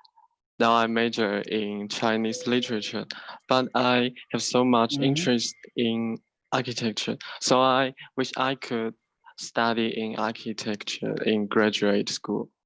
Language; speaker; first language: English; non-native, learner; Chinese